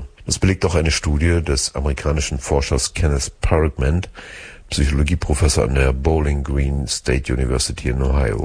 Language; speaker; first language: German; native; German